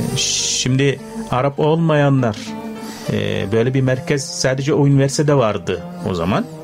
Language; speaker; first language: Turkish; non-native, fluent; Arabic